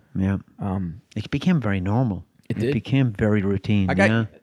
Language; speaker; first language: English; native; English